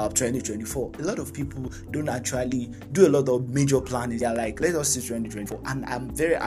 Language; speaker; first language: English; non-native, local second language; Yoruba